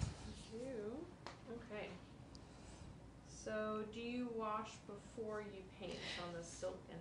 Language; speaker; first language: English; native; English